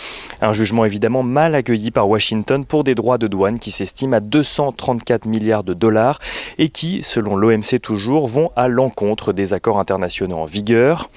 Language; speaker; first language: French; native; French